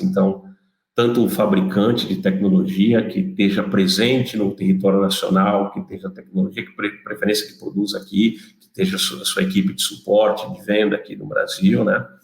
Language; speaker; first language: Portuguese; native; Portuguese